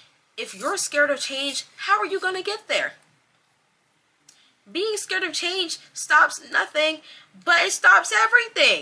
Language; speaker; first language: English; native; English